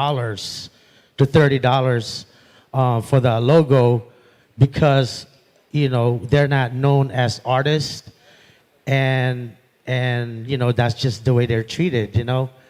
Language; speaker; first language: English; non-native, local second language; Pampanga